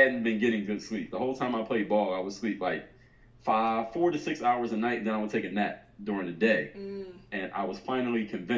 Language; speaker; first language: English; native; English